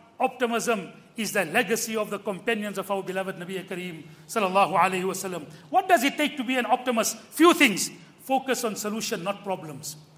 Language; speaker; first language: English; native; English